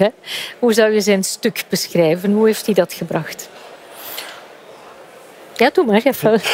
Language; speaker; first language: Dutch; native; Dutch